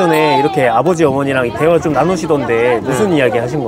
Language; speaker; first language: Korean; native; Korean